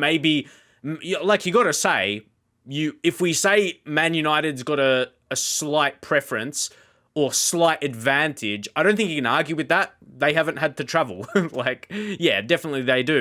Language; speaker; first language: English; native; English